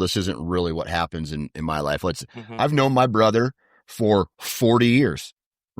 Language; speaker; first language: English; native; English